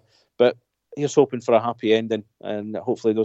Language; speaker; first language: English; native; English